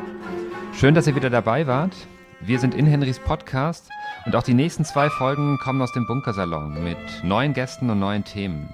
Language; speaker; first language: German; native; German